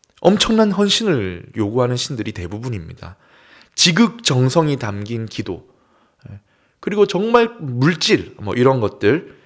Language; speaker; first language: Korean; native; Korean